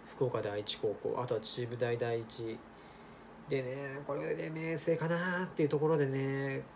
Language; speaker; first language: Japanese; native; Japanese